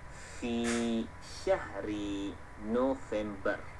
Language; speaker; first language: Arabic; non-native, fluent; Malay